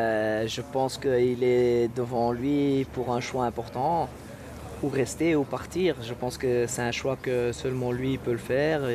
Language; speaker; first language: French; non-native, local second language; Dutch